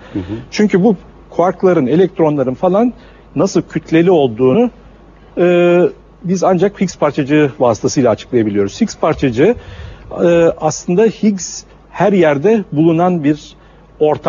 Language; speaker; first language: Turkish; native; Turkish